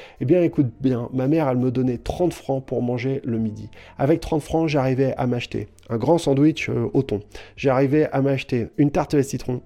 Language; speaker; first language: French; native; French